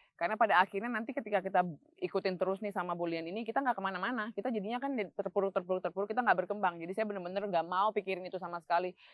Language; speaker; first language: Indonesian; native; Indonesian